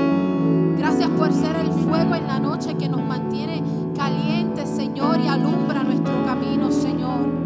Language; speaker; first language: Spanish; native; Spanish